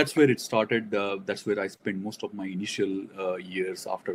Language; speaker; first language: English; non-native, local second language; Marathi